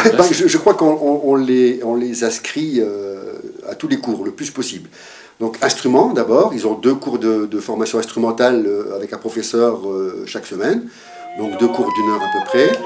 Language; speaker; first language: French; native; French